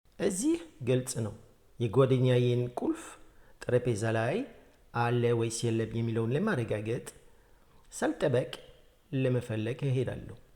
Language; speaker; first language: Amharic; non-native, fluent; French